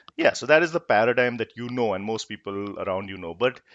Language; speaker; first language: English; non-native, local second language; Hindi